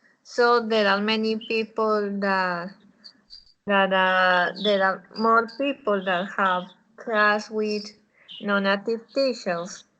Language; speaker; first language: English; non-native, learner; Spanish